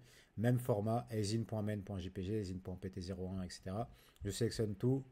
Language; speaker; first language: French; native; French